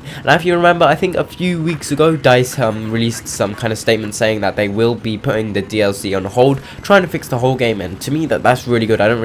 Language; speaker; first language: English; native; English